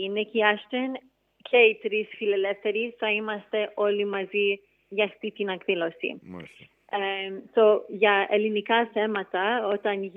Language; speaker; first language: Greek; early bilingual, heritage; English